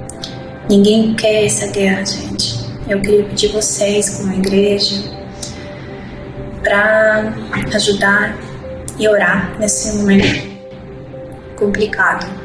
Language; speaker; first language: Portuguese; non-native, fluent; Ukrainian